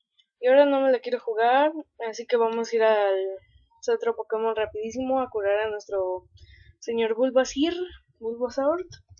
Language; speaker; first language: Spanish; native; Spanish